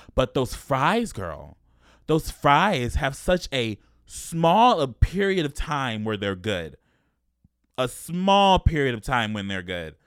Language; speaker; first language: English; native; English